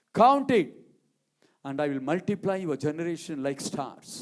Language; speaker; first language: English; non-native, local second language; Tamil